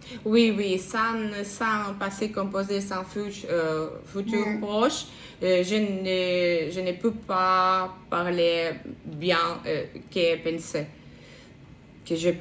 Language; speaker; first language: French; non-native, learner; Russian